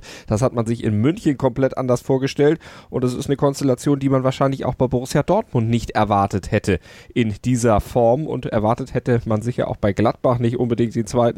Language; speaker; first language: German; native; German